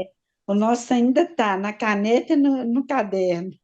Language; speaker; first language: Portuguese; native; Portuguese